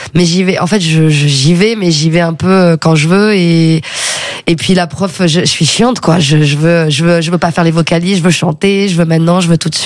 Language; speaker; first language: French; native; French